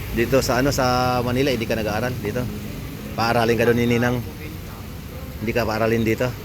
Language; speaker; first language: Filipino; non-native, local second language; Bikol